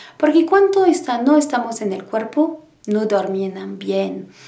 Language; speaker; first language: Spanish; non-native, learner; French